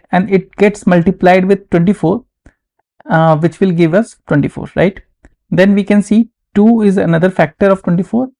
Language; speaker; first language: English; non-native, local second language; Hindi